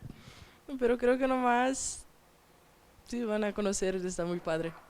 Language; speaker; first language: Spanish; non-native, fluent; Portuguese